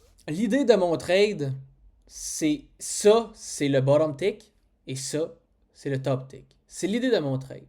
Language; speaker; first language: French; native; French